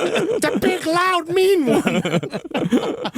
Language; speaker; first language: English; native; English